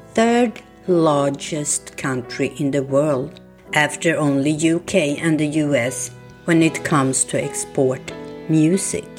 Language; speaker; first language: English; non-native, fluent; Swedish